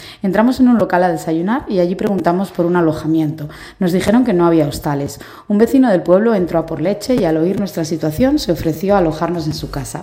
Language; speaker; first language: Spanish; native; Spanish